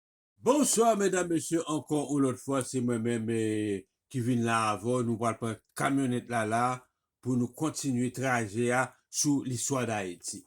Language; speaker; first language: French; non-native, local second language; Haitian Creole